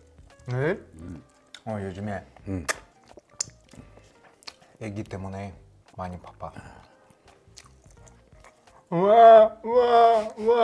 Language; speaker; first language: Korean; non-native, learner; Russian